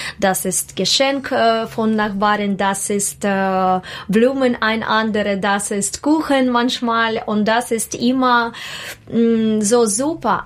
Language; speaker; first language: German; non-native, learner; Russian